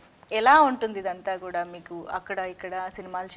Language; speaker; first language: Telugu; native; Telugu